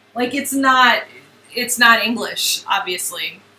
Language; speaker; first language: English; native; English